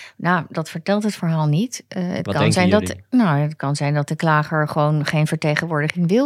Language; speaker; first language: Dutch; native; Dutch